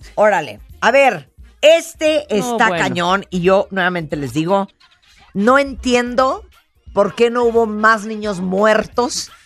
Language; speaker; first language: Spanish; native; Spanish